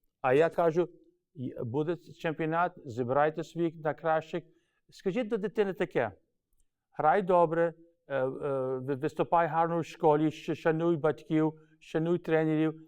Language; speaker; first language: Ukrainian; early bilingual, heritage; Ukrainian